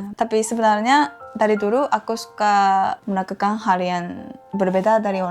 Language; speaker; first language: Indonesian; non-native, fluent; Japanese